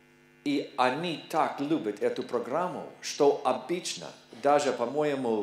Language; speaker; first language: Russian; non-native, learner; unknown